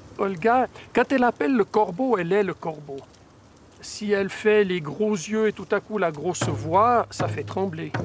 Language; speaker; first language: French; native; French